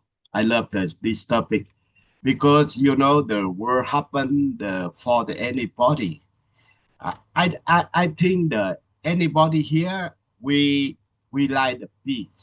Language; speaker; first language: English; non-native, learner; Vietnamese